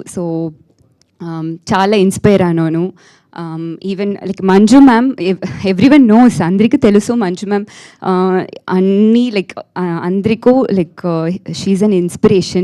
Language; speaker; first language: Telugu; non-native, learner; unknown